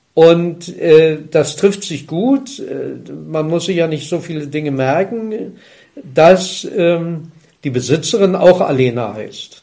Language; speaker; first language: German; native; German